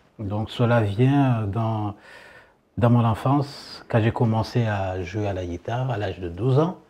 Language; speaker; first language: French; non-native, local second language; Kinyarwanda